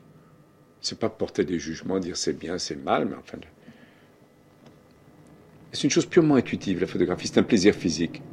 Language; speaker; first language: French; native; French